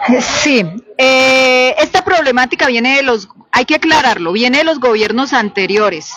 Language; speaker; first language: Spanish; native; Spanish